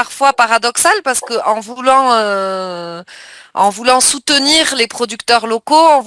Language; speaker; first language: French; native; French